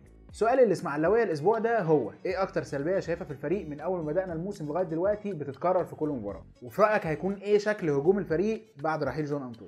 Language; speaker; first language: Arabic; native; Arabic